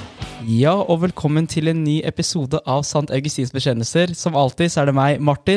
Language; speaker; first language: Norwegian; native; Norwegian